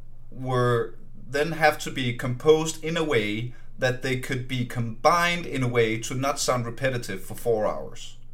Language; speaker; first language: English; non-native, fluent; Danish